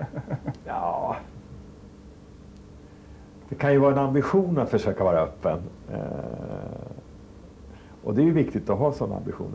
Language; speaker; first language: Swedish; native; Swedish